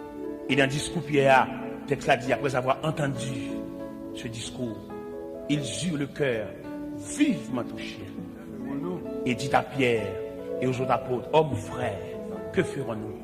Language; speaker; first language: French; non-native, local second language; Haitian Creole